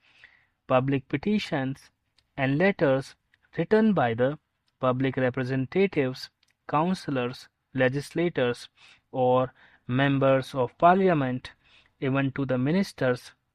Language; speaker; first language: English; non-native, local second language; Hindi